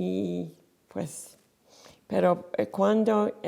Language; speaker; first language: Spanish; non-native, fluent; English